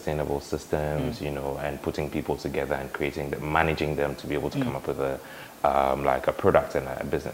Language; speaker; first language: English; non-native, local second language; Akan